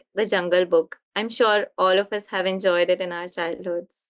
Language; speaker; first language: English; non-native, local second language; Hindi